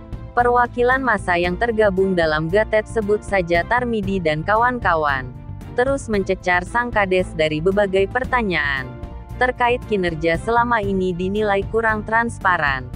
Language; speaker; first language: Indonesian; native; Indonesian